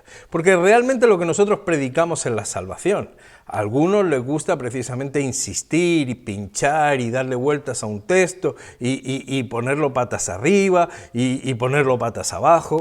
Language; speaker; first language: Spanish; native; Spanish